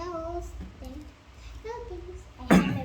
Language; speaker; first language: English; non-native, learner; Lao